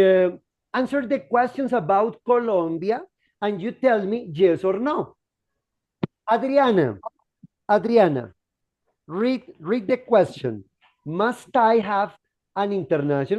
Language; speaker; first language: English; non-native, fluent; Spanish